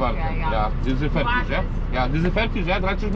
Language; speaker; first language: German; non-native, learner; Polish